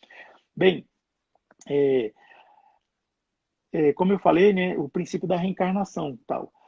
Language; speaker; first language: Portuguese; native; Portuguese